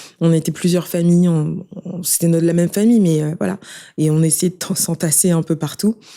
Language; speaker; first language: French; early bilingual, other home language; Haitian Creole